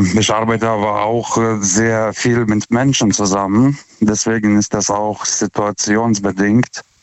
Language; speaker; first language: German; non-native, fluent; Lithuanian